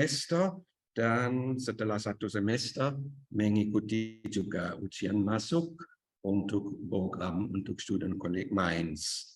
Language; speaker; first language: Indonesian; non-native, fluent; German